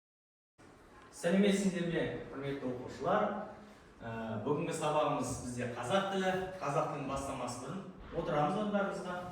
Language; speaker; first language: Kazakh; native; Kazakh